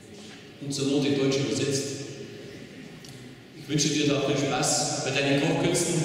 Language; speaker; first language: German; native; German